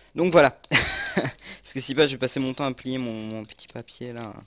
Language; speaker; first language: French; native; French